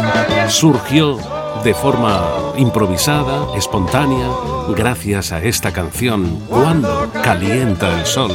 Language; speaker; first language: Spanish; native; Spanish